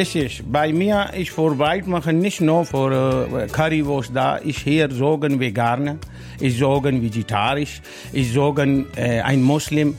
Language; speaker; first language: German; non-native, learner; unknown